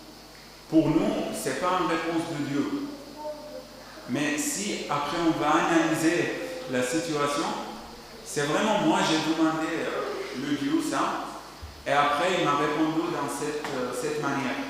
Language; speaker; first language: French; non-native, learner; Arabic